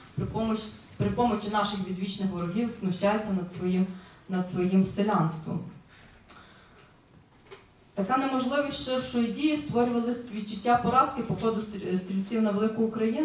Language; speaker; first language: Ukrainian; native; Ukrainian